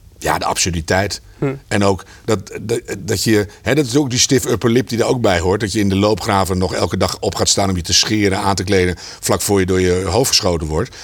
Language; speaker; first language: Dutch; native; Dutch